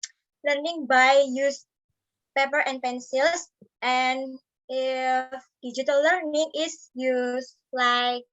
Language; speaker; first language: English; non-native, learner; Indonesian